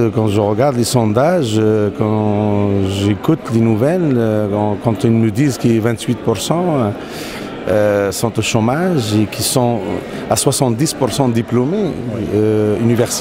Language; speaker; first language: French; non-native, local second language; Arabic